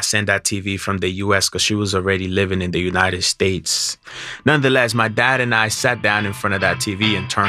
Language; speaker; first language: English; non-native, fluent; Spanish